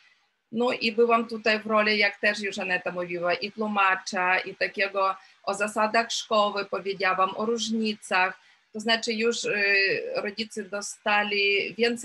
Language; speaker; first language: Polish; non-native, fluent; Ukrainian